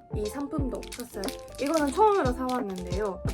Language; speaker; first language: Korean; non-native, fluent; Japanese